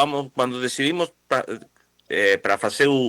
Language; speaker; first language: Portuguese; non-native, fluent; Spanish